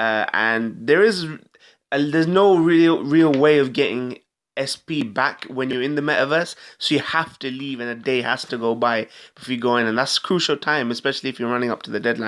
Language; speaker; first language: English; native; English